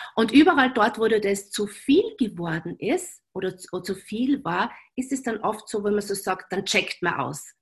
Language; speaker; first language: German; native; German